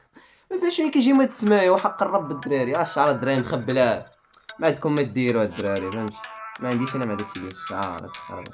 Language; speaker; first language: Arabic; native; Arabic